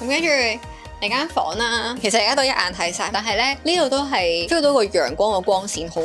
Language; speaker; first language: Cantonese; native; Cantonese